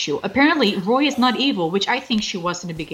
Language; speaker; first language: English; non-native, fluent; Dutch